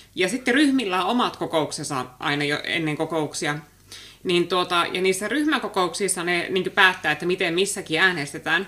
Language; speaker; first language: Finnish; native; Finnish